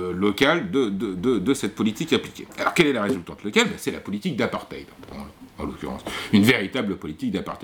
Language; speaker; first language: French; native; French